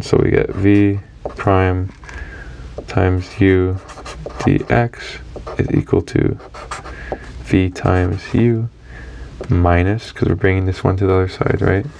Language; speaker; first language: English; native; English